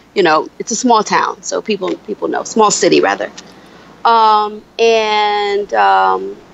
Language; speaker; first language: English; native; English